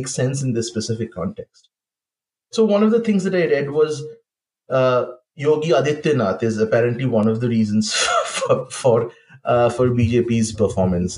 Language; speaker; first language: English; non-native, local second language; Bangla